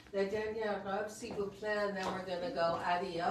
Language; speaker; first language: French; non-native, local second language; English